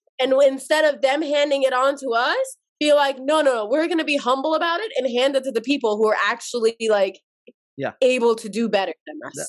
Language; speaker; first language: English; early bilingual, other home language; Azerbaijani